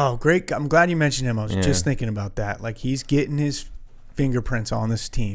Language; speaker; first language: English; native; English